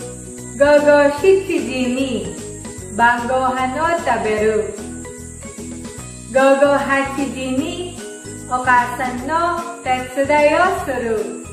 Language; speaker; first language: Japanese; non-native, fluent; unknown